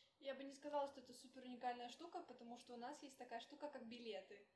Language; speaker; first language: Russian; native; Russian